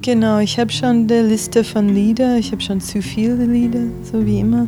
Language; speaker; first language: German; non-native, fluent; English